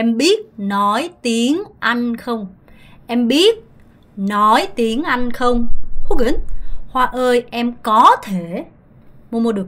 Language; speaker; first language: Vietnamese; non-native, fluent; Korean